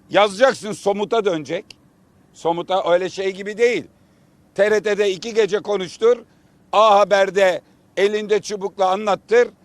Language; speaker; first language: Turkish; native; Turkish